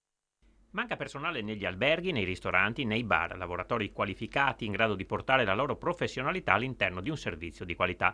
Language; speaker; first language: Italian; native; Italian